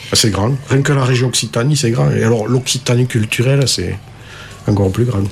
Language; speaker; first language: French; native; French